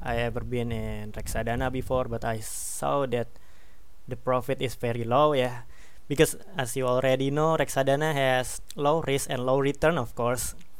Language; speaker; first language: English; non-native, learner; Indonesian